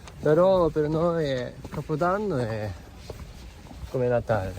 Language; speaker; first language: Italian; non-native, learner; Korean